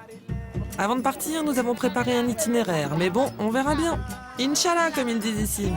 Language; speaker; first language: French; native; French